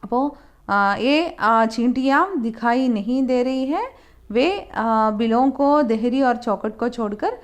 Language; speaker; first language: Hindi; non-native, local second language; Malayalam